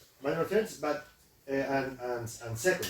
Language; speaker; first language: English; non-native, learner; Spanish